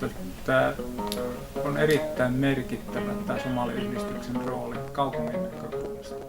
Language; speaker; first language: Finnish; native; Finnish